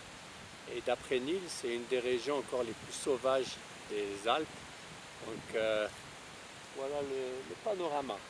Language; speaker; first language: French; native; French